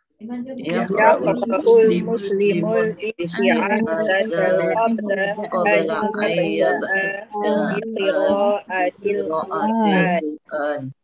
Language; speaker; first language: Arabic; non-native, learner; Malay